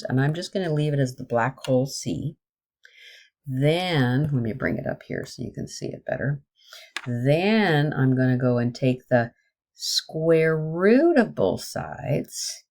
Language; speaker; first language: English; native; English